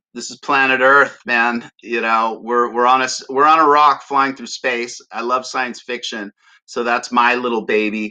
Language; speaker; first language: English; native; English